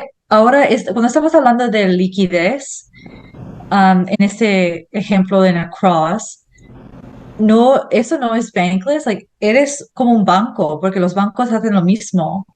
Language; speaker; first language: Spanish; non-native, fluent; English